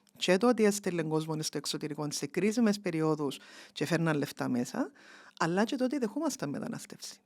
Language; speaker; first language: Greek; early bilingual, heritage; Greek